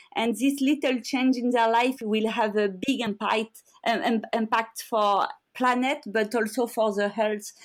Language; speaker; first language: English; non-native, learner; French